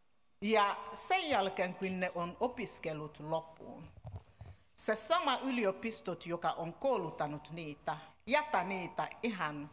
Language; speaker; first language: Finnish; non-native, learner; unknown